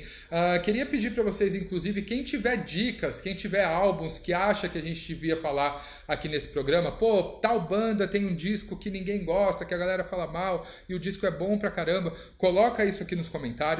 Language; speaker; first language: Portuguese; native; Portuguese